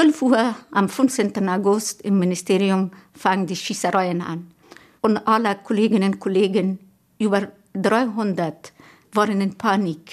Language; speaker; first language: German; non-native, learner; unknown